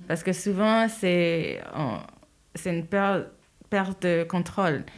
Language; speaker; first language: French; non-native, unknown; Haitian Creole